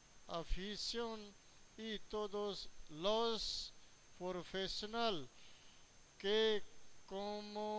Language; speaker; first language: Spanish; non-native, learner; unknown